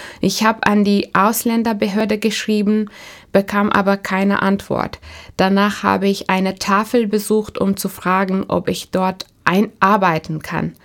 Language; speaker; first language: German; non-native, fluent; Turkish